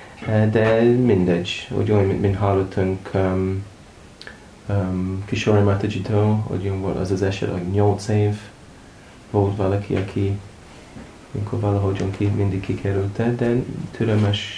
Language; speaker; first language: Hungarian; non-native, learner; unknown